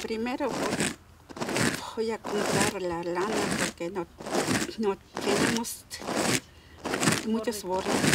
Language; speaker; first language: Spanish; non-native, local second language; Tzotzil